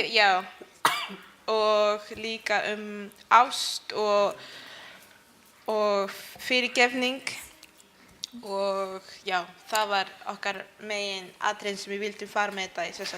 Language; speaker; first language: Icelandic; early bilingual, other home language; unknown